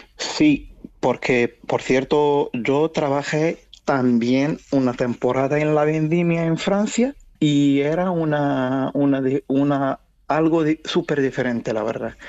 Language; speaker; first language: Spanish; non-native, fluent; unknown